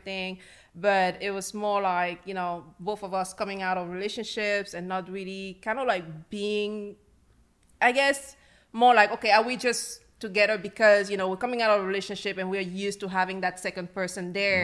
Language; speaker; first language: English; non-native, local second language; French